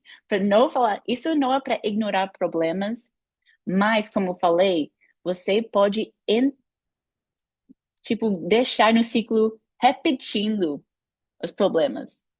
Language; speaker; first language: Portuguese; non-native, fluent; English